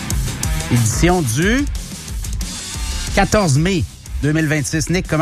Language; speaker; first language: French; native; French